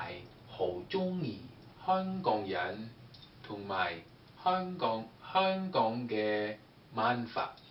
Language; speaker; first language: Cantonese; non-native, learner; English